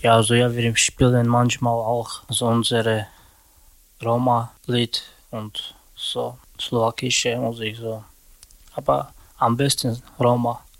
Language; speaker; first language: German; non-native, learner; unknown